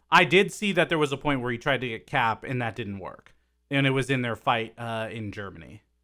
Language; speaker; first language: English; native; English